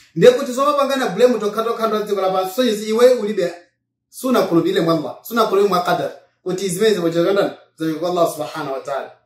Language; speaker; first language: Nyanja; non-native, local second language; Yao